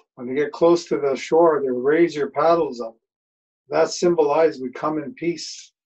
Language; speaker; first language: English; native; English